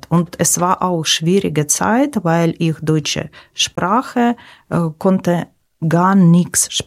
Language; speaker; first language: German; non-native, learner; Ukrainian